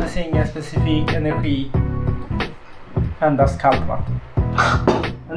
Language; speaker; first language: Swedish; native; Swedish